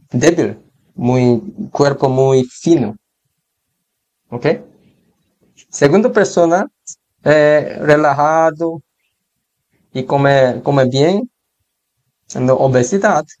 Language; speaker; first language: Spanish; non-native, learner; Korean